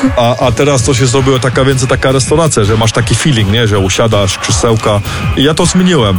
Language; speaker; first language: Polish; early bilingual, heritage; Polish